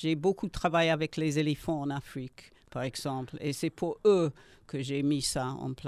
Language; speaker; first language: French; non-native, learner; English